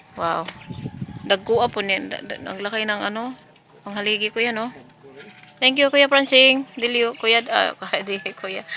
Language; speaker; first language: Filipino; native; Filipino